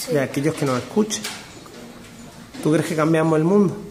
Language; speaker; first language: Spanish; native; Spanish